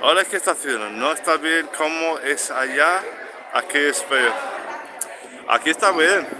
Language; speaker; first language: Spanish; non-native, fluent; English